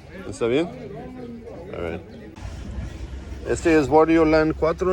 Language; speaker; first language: Spanish; early bilingual, heritage; English